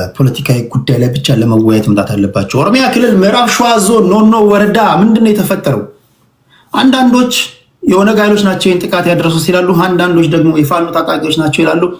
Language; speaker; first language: Amharic; native; Amharic